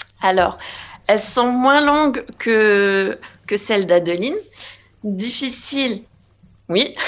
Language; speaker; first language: French; non-native, local second language; Arabic